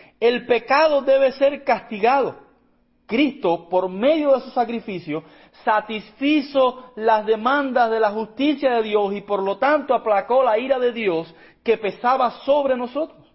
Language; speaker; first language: Spanish; native; Spanish